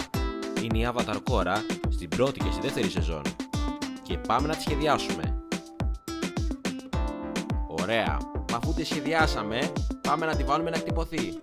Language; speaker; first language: Greek; native; Greek